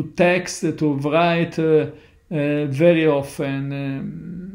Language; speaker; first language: English; non-native, learner; Italian